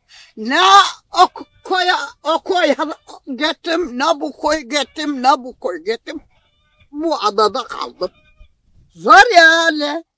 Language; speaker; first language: Turkish; non-native, local second language; Arabic